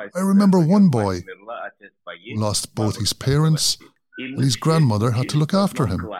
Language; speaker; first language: English; non-native, fluent; Azerbaijani